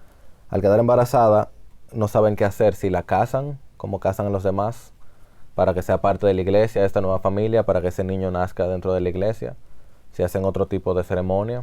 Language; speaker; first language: Spanish; native; Spanish